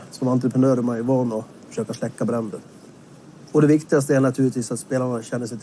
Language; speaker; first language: Swedish; native; Swedish